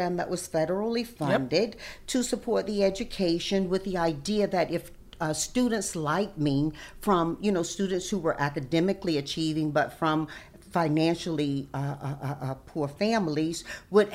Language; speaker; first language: English; native; English